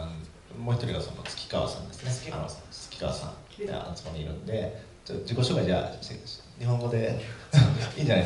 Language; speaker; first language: Japanese; native; Japanese